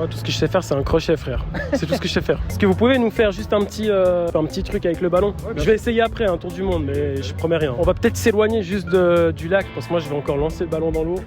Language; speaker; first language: French; native; French